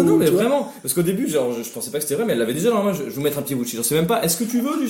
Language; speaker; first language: French; native; French